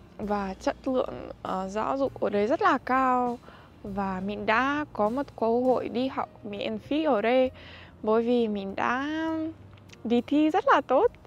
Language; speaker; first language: Vietnamese; non-native, fluent; Russian